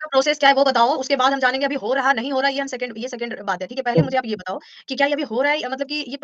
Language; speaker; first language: Hindi; native; Hindi